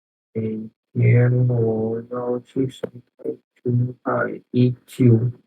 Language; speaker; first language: Chinese; non-native, learner; Indonesian